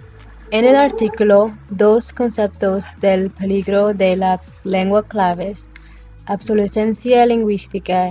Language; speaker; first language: Spanish; non-native, learner; English